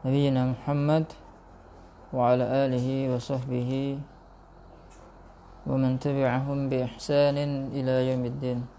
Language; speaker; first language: Arabic; non-native, fluent; Indonesian